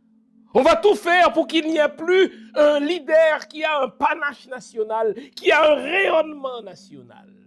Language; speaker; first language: French; non-native, local second language; Haitian Creole